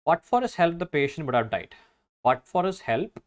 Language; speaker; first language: English; non-native, local second language; Malayalam